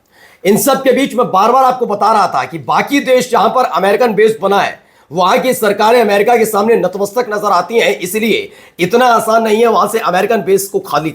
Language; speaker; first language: Hindi; native; Hindi